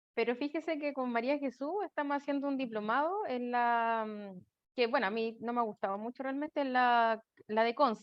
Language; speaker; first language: Spanish; native; Spanish